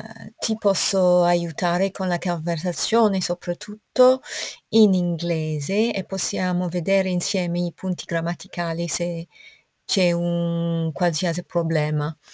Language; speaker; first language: Italian; non-native, fluent; English